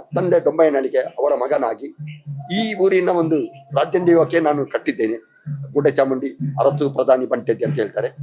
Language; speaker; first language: Kannada; non-native, local second language; Tulu